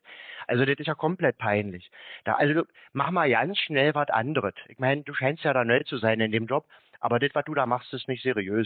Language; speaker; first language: German; native; German